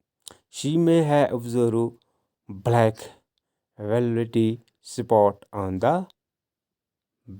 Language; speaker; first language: English; non-native, local second language; Urdu